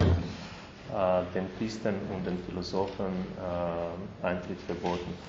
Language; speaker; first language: German; non-native, fluent; Slovenian